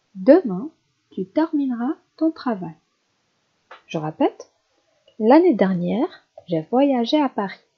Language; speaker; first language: French; non-native, local second language; Arabic